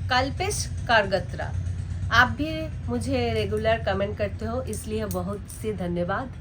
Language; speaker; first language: Hindi; non-native, local second language; Bangla